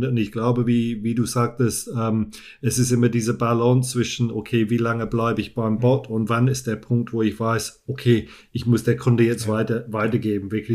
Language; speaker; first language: German; non-native, fluent; English